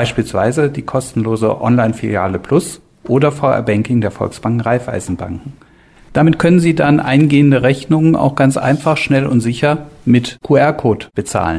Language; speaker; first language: German; native; German